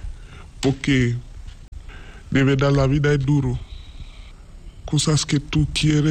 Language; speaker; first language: Spanish; non-native, learner; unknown